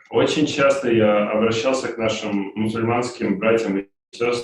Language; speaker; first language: Russian; native; Russian